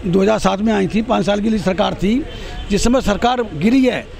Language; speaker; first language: Hindi; native; Hindi